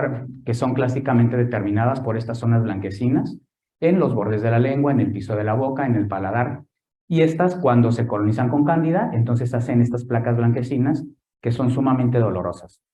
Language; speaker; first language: Spanish; native; Spanish